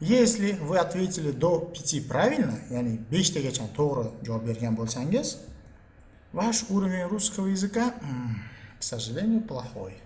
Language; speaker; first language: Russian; non-native, local second language; Uzbek